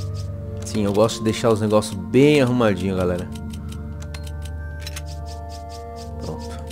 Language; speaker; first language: Portuguese; native; Portuguese